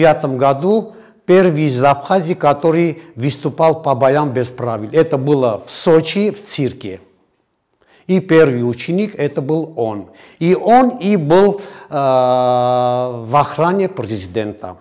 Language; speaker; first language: Russian; non-native, fluent; Armenian